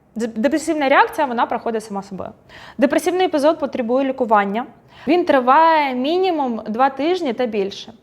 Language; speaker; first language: Ukrainian; non-native, local second language; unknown